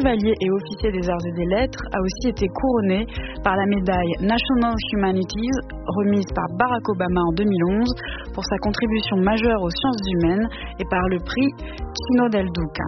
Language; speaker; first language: French; native; French